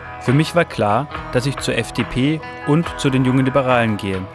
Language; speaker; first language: German; native; German